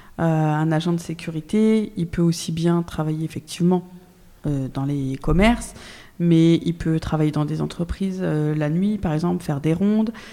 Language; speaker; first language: French; native; French